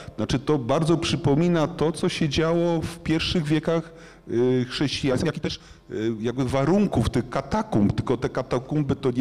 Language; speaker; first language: Polish; native; Polish